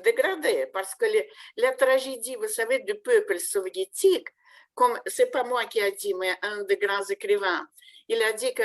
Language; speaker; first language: French; non-native, fluent; Russian